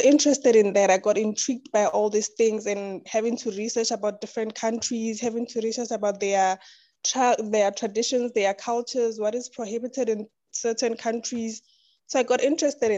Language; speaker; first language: English; non-native, local second language; Tswana